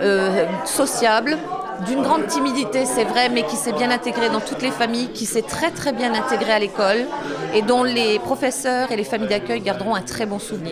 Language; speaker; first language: French; native; French